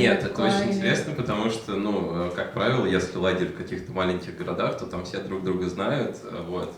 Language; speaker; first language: Russian; native; Russian